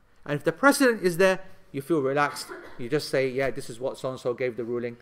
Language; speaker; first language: English; native; English